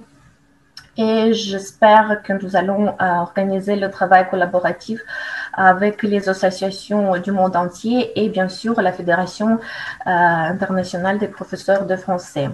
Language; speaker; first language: French; non-native, fluent; Russian